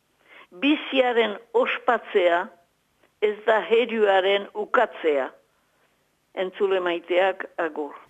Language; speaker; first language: Basque; native; Basque